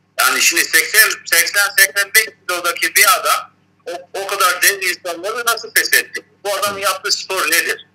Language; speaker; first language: Turkish; early bilingual, heritage; Turkish